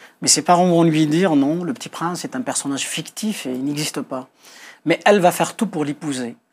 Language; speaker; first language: French; non-native, local second language; Kabyle